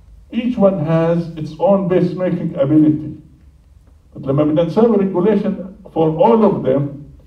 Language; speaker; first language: English; non-native, fluent; Arabic